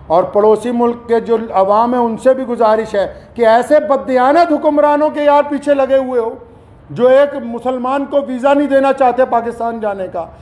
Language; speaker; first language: Hindi; native; Hindi